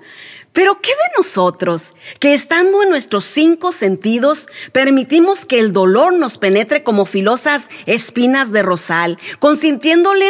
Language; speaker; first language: Spanish; native; Spanish